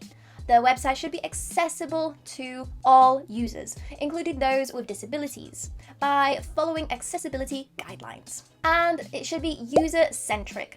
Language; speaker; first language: English; non-native, fluent; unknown